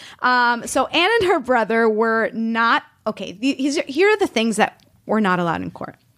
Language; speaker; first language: English; non-native, fluent; Spanish